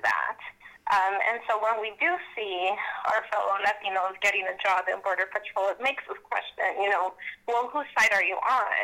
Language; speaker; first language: English; native; English